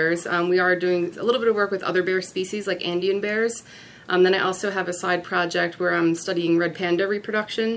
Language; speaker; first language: English; native; English